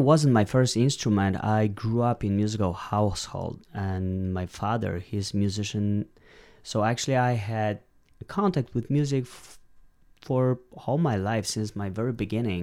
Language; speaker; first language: English; non-native, fluent; Polish